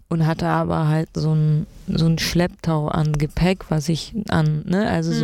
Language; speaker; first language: German; early bilingual, other home language; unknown